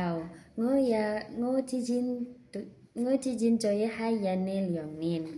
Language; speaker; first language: Cantonese; non-native, learner; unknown